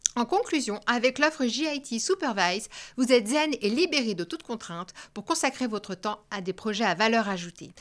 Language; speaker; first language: French; native; French